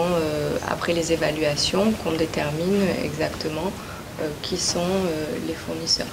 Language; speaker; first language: French; native; French